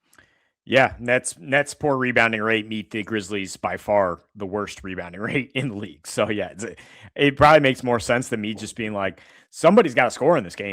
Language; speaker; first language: English; native; English